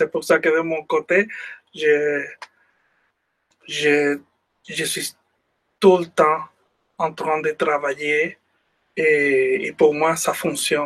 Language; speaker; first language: French; non-native, fluent; Spanish